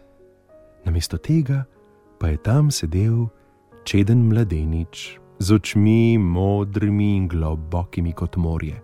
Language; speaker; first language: Slovenian; native; Slovenian